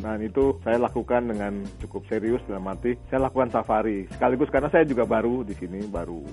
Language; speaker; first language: Indonesian; native; Indonesian